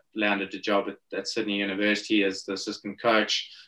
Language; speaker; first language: English; native; English